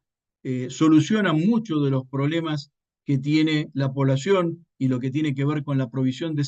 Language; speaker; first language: Spanish; native; Spanish